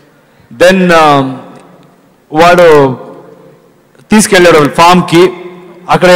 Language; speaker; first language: Telugu; non-native, learner; Kannada